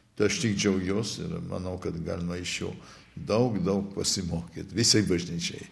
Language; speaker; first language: Lithuanian; early bilingual, heritage; Lithuanian